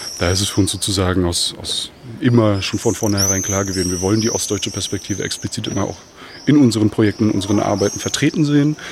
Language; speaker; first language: German; early bilingual, other home language; Bosnian